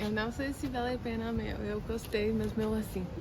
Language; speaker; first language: Portuguese; non-native, learner; English